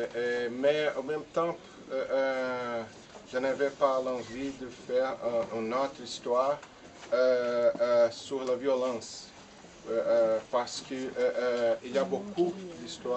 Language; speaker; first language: French; non-native, learner; Portuguese